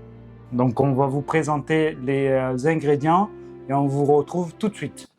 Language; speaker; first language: French; native; French